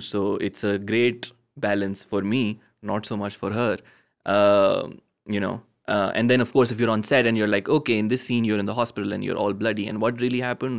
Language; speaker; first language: English; non-native, local second language; Urdu